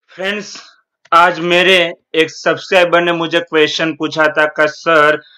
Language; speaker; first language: Hindi; non-native, local second language; Gujarati